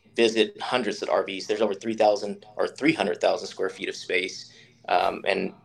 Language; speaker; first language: English; native; English